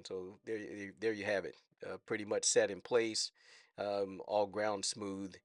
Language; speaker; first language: English; native; English